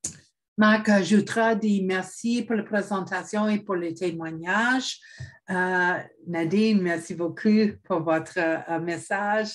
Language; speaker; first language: French; non-native, fluent; English